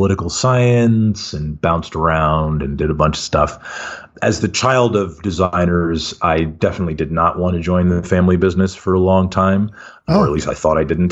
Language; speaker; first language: English; native; English